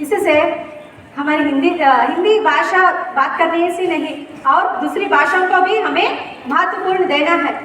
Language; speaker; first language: Hindi; non-native, local second language; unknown